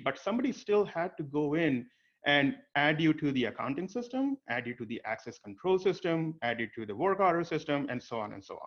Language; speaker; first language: English; non-native, local second language; Hindi